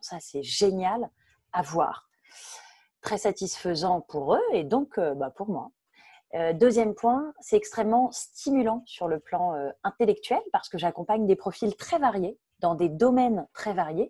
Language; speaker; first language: French; native; French